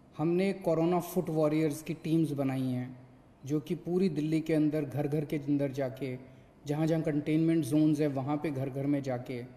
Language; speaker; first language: Hindi; native; Hindi